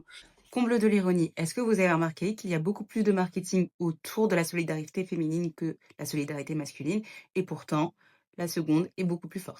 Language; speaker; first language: French; native; French